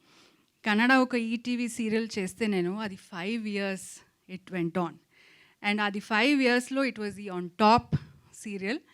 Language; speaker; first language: Telugu; non-native, local second language; Kannada